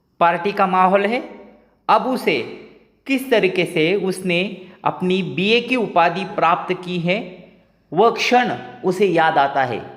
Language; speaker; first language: Hindi; non-native, local second language; Marathi